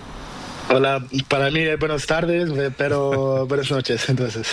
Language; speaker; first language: Spanish; non-native, learner; Portuguese